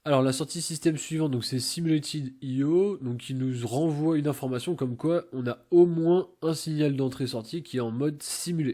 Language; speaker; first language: French; native; French